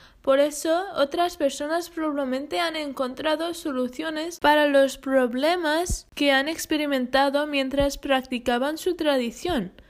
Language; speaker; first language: Spanish; non-native, fluent; English